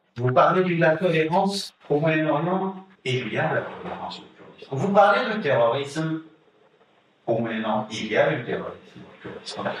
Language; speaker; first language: French; non-native, fluent; Kurdish